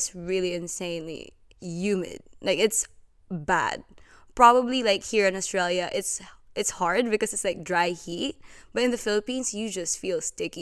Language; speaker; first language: English; non-native, local second language; Filipino